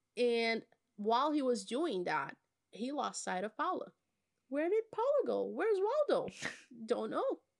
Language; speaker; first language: English; non-native, fluent; Portuguese